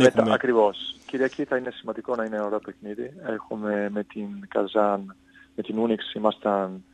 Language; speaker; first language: Greek; non-native, fluent; Italian